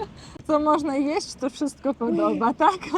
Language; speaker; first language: Polish; non-native, learner; Russian